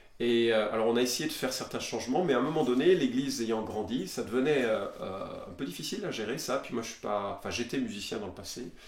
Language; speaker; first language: French; native; French